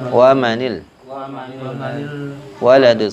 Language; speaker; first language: Arabic; non-native, fluent; Indonesian